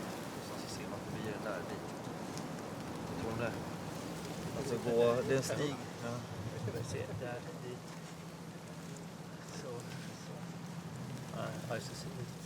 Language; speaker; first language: Swedish; native; Swedish